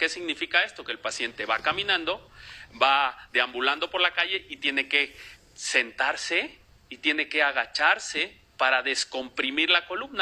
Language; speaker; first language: Spanish; native; Spanish